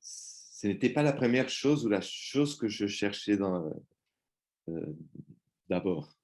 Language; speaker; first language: French; non-native, fluent; Spanish